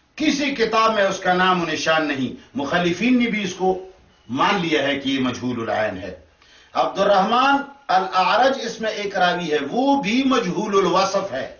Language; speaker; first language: Urdu; non-native, local second language; Pashto